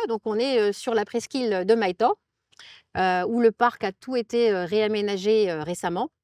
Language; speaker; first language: French; native; French